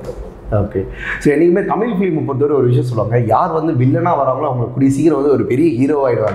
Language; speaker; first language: Tamil; native; Tamil